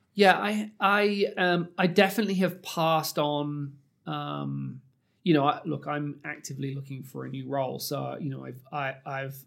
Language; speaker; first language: English; native; English